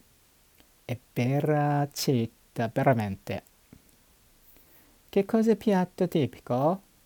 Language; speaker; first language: Italian; non-native, learner; Japanese